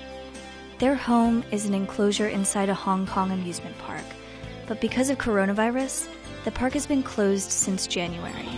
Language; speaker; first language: English; native; English